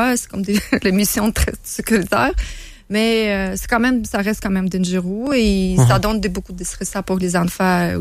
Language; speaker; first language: French; non-native, learner; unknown